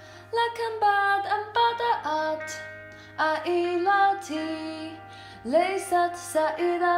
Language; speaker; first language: Arabic; non-native, learner; English